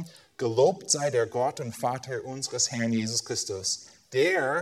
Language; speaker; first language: German; non-native, fluent; English